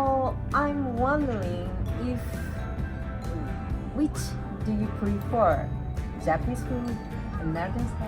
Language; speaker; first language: English; non-native, learner; Japanese